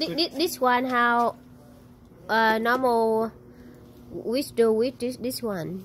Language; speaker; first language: English; non-native, learner; Vietnamese